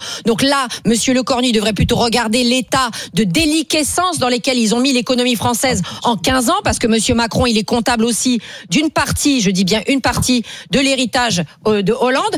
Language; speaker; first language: French; native; French